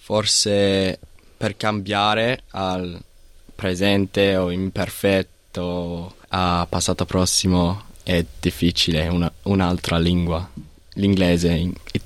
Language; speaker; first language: Italian; non-native, learner; English